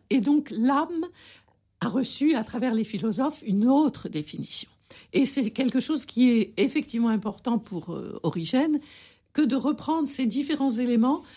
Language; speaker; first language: French; native; French